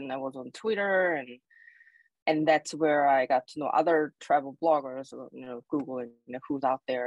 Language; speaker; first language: English; non-native, fluent; Korean